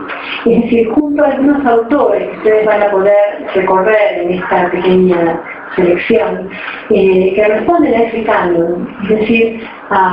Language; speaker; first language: Spanish; native; Spanish